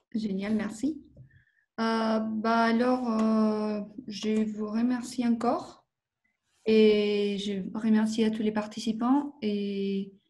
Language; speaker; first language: French; non-native, fluent; Spanish